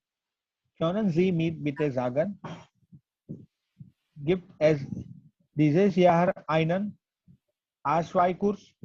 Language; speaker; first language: German; non-native, learner; Gujarati